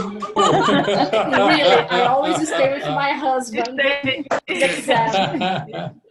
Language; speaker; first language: English; non-native, learner; Portuguese